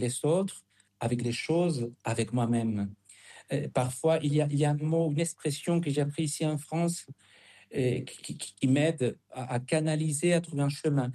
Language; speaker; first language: French; non-native, fluent; Spanish